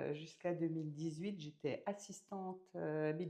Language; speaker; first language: French; native; French